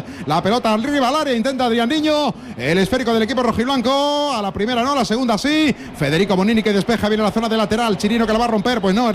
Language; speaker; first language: Spanish; native; Spanish